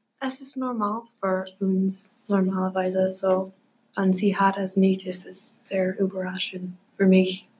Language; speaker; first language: German; non-native, learner; English